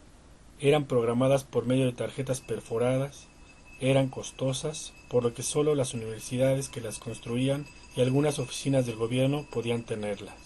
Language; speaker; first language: Spanish; native; Spanish